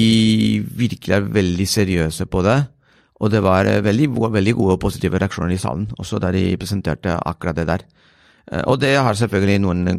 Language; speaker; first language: Norwegian; non-native, fluent; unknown